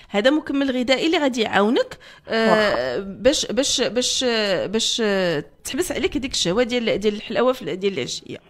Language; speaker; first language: Arabic; native; Arabic